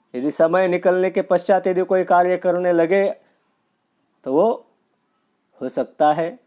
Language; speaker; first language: Hindi; non-native, local second language; Marathi